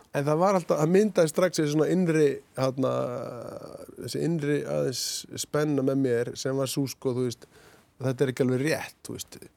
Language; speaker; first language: Icelandic; native; Icelandic